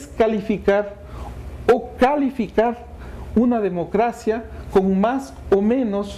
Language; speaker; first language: Spanish; native; Spanish